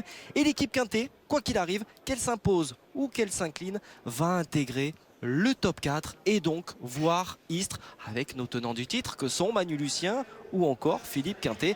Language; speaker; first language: French; native; French